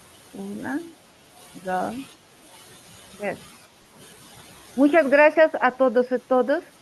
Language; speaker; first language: Spanish; non-native, learner; Russian